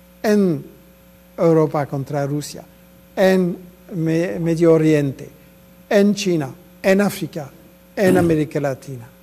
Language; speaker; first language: Spanish; non-native, fluent; French